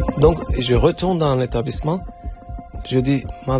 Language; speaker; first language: French; non-native, fluent; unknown